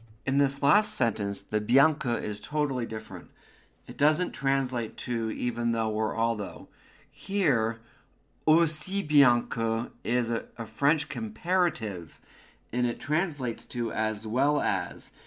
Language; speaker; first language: English; native; English